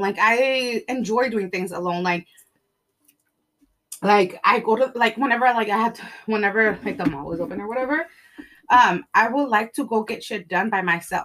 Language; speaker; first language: English; early bilingual, other home language; Spanish